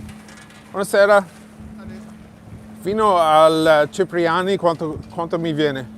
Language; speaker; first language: Italian; non-native, fluent; English